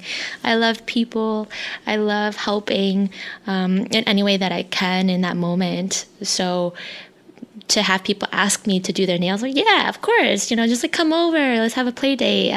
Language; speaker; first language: English; early bilingual, other home language; Hmong